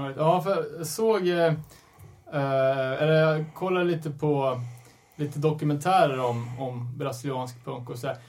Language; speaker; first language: Swedish; native; Swedish